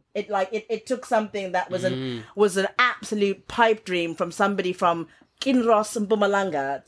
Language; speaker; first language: English; non-native, local second language; Xhosa